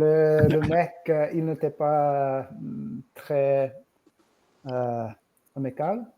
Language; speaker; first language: French; non-native, learner; English